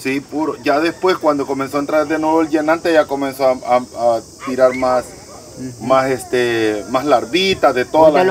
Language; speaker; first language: Spanish; native; Spanish